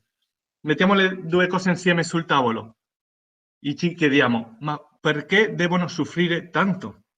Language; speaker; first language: Italian; non-native, fluent; Spanish